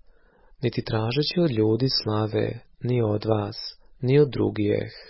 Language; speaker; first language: Croatian; native; Croatian